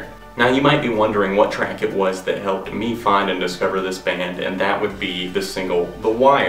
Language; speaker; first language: English; native; English